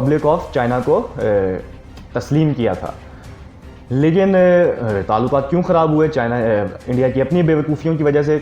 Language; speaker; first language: Urdu; non-native, local second language; Punjabi